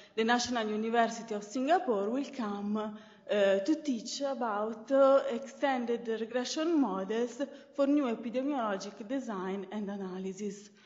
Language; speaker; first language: English; non-native, fluent; Italian